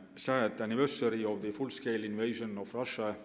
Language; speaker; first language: English; non-native, fluent; Estonian